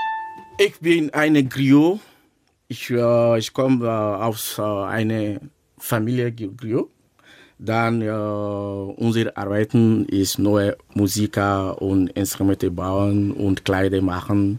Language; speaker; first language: German; non-native, learner; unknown